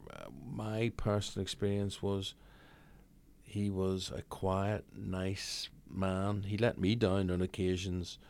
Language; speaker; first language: English; native; English